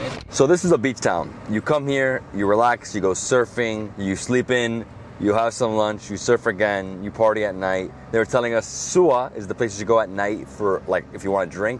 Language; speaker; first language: English; early bilingual, other home language; Spanish